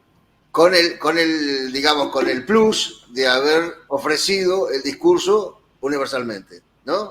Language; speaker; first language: Spanish; native; Spanish